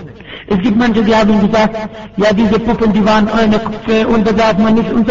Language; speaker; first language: German; non-native, fluent; Arabic